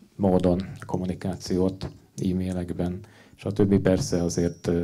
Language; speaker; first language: Hungarian; native; Hungarian